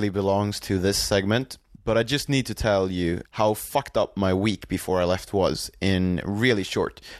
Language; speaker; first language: English; non-native, fluent; Swedish